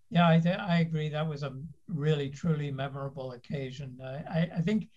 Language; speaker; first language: English; native; English